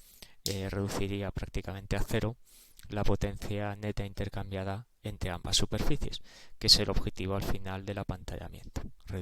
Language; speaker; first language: Spanish; native; Spanish